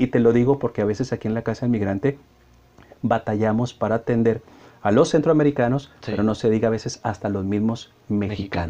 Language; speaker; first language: Spanish; native; Spanish